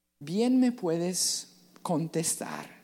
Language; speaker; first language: Spanish; native; Spanish